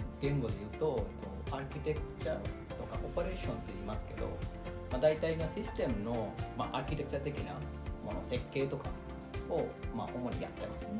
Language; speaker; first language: Japanese; non-native, fluent; Bangla